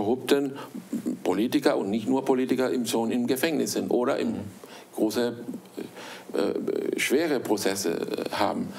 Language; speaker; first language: German; early bilingual, heritage; German